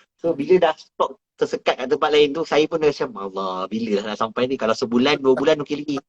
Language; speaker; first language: Malay; native; Malay